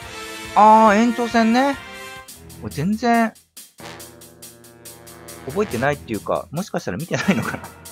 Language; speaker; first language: Japanese; native; Japanese